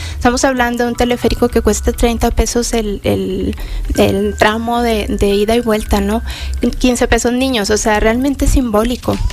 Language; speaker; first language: Spanish; native; Spanish